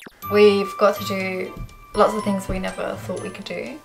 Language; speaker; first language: English; native; English